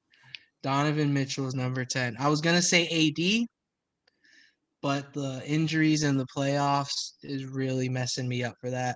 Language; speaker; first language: English; native; English